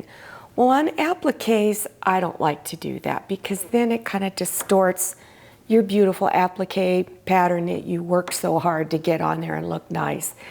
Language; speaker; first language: English; native; English